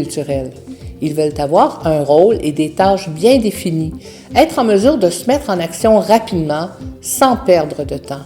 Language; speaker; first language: French; native; French